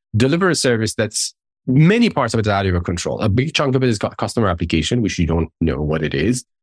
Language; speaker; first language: English; non-native, fluent; Persian